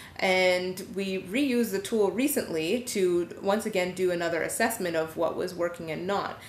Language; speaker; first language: English; native; English